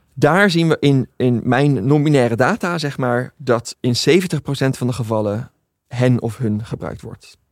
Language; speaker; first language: Dutch; native; Dutch